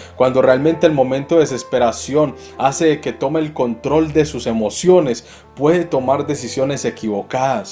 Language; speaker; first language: Spanish; native; Spanish